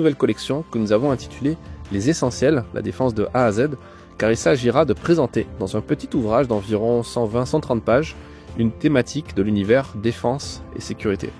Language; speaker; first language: French; native; French